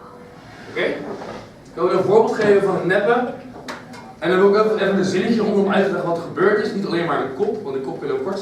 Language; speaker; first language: Dutch; native; Dutch